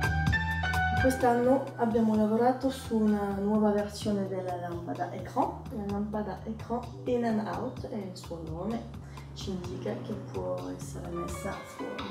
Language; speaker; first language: Italian; non-native, fluent; French